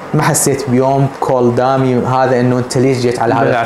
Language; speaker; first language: Arabic; native; Arabic